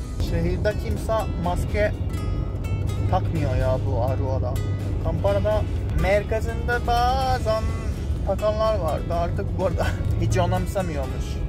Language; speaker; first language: Turkish; non-native, fluent; Japanese